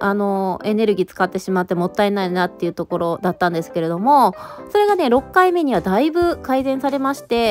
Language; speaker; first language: Japanese; native; Japanese